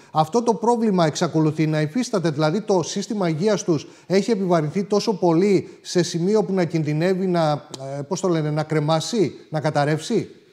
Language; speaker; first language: Greek; native; Greek